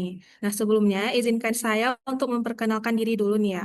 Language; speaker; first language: Indonesian; native; Indonesian